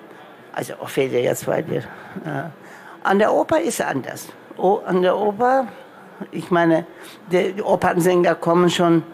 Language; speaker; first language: German; non-native, local second language; Turkish